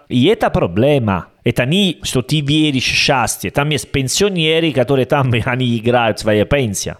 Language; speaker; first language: Russian; non-native, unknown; Italian